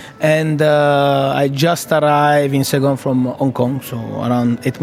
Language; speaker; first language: English; non-native, fluent; Italian